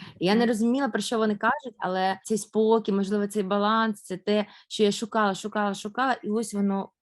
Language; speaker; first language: Ukrainian; non-native, local second language; Russian